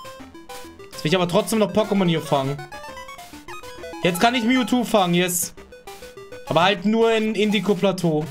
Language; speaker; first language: German; native; German